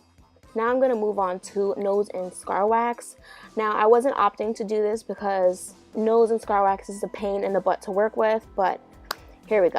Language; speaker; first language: English; native; English